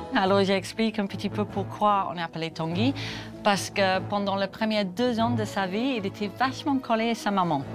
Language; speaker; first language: French; non-native, fluent; English